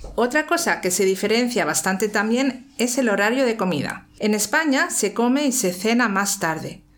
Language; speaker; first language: Spanish; native; Spanish